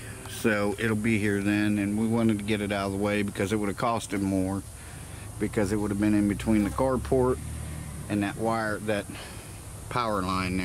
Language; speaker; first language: English; native; English